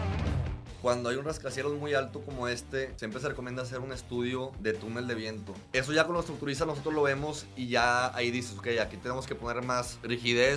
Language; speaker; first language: Spanish; native; Spanish